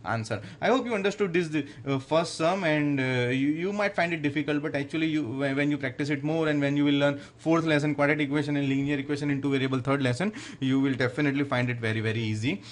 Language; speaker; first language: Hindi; non-native, local second language; Gujarati